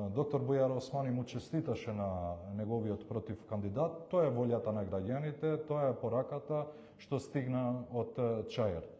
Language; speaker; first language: Macedonian; non-native, local second language; Albanian